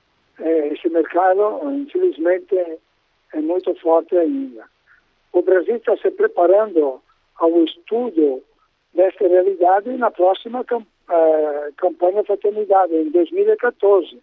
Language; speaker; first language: Portuguese; non-native, fluent; Italian